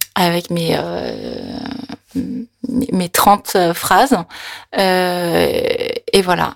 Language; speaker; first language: French; early bilingual, other home language; Korean